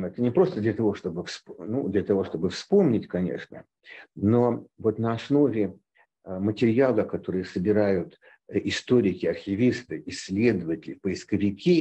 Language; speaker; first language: Russian; native; Russian